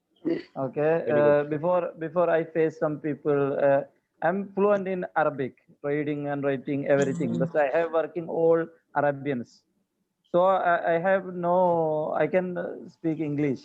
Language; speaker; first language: English; non-native, learner; Malayalam